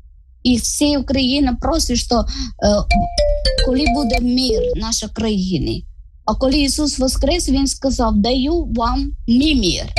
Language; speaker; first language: Ukrainian; non-native, learner; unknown